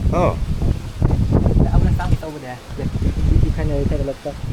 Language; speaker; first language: English; non-native, learner; Khmer